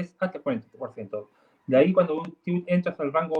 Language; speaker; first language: Spanish; native; Spanish